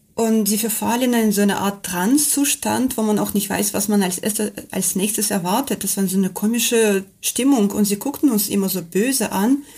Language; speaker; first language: German; non-native, fluent; Russian